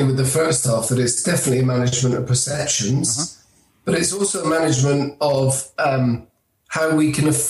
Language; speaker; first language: English; native; English